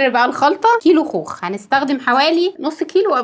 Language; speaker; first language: Arabic; native; Arabic